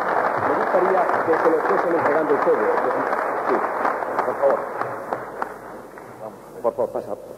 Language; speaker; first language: Spanish; native; Spanish